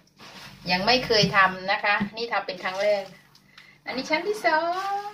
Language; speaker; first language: Thai; native; Thai